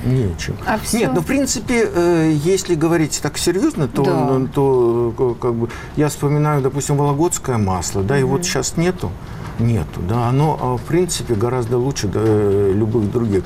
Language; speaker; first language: Russian; native; Russian